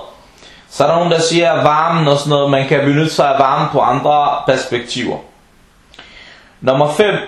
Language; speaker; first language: Danish; early bilingual, other home language; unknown